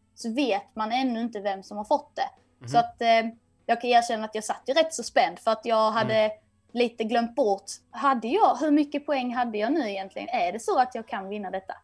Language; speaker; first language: Swedish; native; Swedish